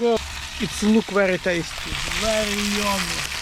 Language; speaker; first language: English; non-native, learner; Polish